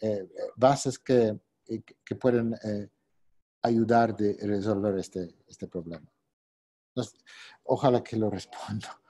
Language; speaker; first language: Spanish; non-native, fluent; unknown